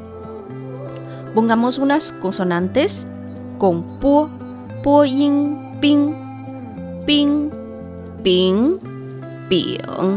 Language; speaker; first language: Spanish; non-native, fluent; Chinese